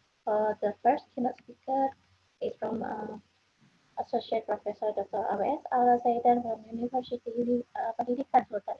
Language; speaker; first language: English; non-native, fluent; Indonesian